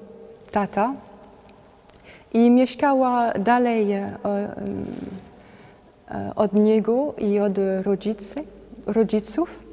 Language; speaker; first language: Polish; non-native, learner; French